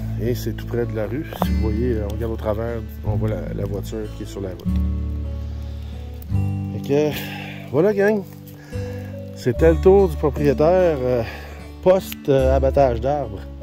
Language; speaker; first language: French; native; French